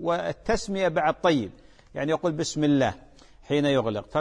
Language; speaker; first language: Arabic; native; Arabic